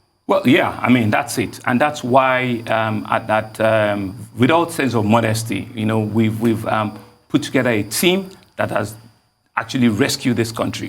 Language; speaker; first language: English; non-native, local second language; Yoruba